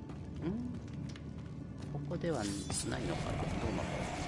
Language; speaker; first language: Japanese; native; Japanese